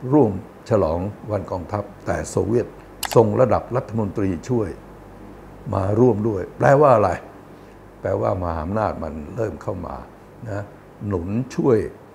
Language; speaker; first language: Thai; native; Thai